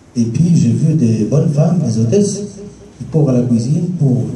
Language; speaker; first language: French; non-native, local second language; Arabic